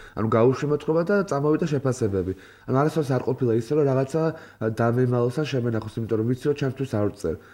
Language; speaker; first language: Georgian; native; Georgian